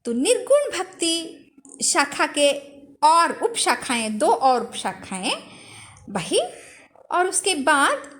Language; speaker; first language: Hindi; non-native, local second language; Telugu